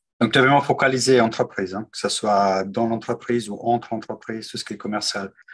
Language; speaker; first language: French; native; French